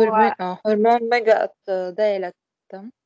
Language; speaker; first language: Swedish; non-native, learner; Arabic